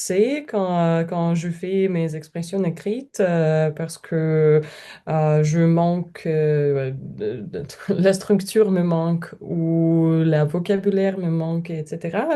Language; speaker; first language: French; non-native, learner; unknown